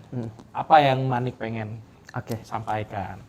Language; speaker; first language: Indonesian; native; Indonesian